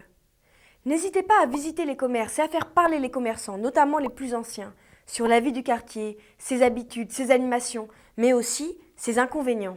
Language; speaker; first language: French; native; French